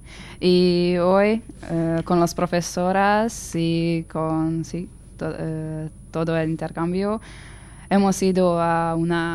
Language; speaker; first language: Spanish; non-native, learner; Hungarian